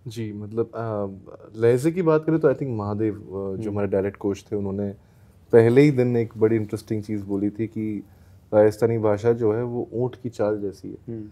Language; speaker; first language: Hindi; native; Hindi